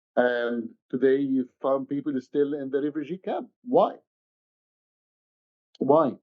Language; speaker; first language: English; non-native, fluent; Arabic